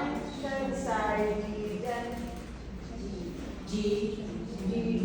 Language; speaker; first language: Chinese; non-native, learner; Filipino